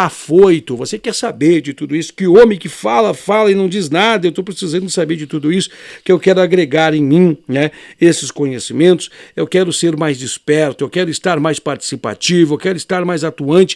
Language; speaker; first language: Portuguese; native; Portuguese